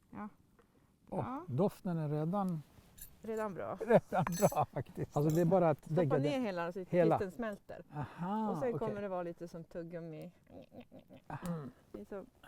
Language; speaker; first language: Swedish; native; Swedish